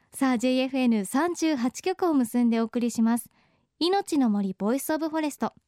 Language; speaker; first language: Japanese; native; Japanese